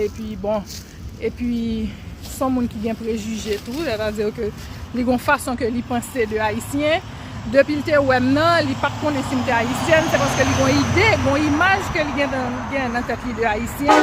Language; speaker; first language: French; non-native, learner; Haitian Creole